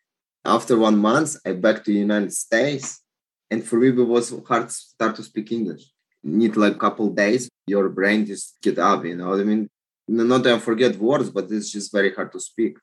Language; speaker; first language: English; non-native, learner; Ukrainian